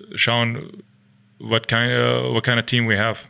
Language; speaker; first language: German; non-native, learner; English